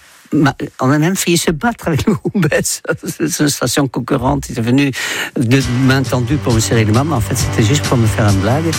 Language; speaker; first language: French; native; French